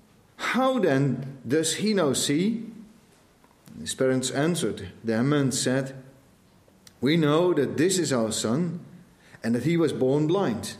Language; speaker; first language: English; non-native, fluent; Dutch